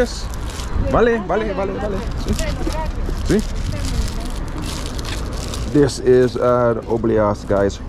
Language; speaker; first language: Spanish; non-native, learner; English